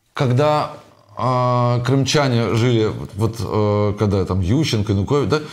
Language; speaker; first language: Russian; native; Russian